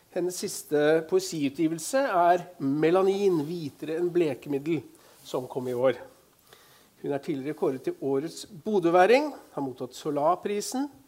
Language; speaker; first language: Norwegian; native; Norwegian